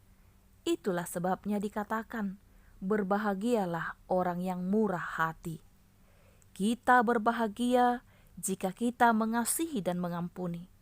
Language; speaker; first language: Malay; native; Malay